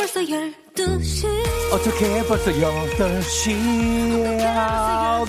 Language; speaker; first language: Korean; native; Korean